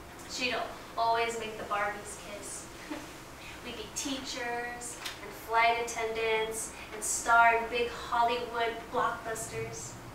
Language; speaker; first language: English; early bilingual, other home language; Spanish